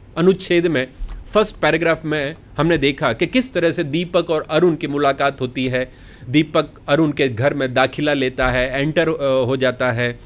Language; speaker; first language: Hindi; non-native, local second language; Gujarati